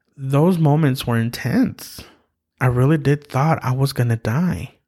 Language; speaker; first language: English; early bilingual, other home language; Spanish